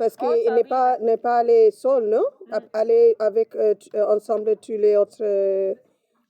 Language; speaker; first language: French; non-native, learner; English